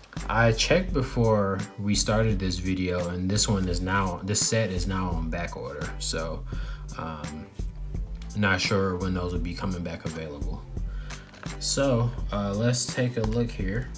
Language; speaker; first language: English; native; English